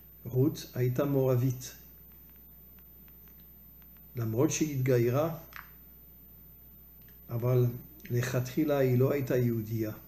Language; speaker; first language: Hebrew; non-native, fluent; French